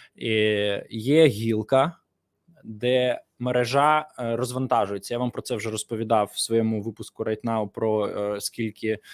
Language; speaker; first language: Ukrainian; native; Ukrainian